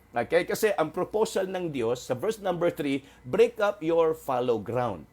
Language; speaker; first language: Filipino; non-native, local second language; Waray